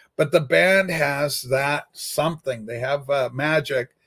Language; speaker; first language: English; native; English